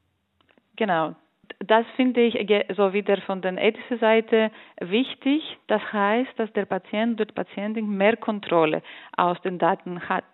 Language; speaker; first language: German; non-native, fluent; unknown